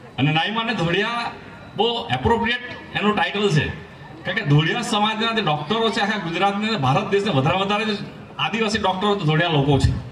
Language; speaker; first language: Gujarati; non-native, local second language; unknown